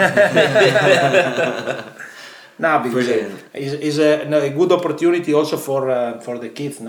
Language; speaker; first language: English; non-native, learner; Italian